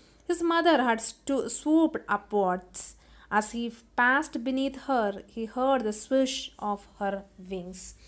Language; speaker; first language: English; non-native, local second language; Malayalam